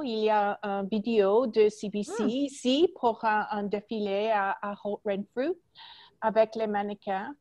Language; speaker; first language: French; non-native, learner; English